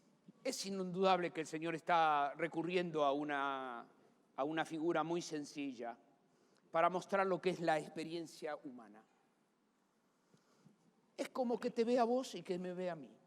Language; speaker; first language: Spanish; native; Spanish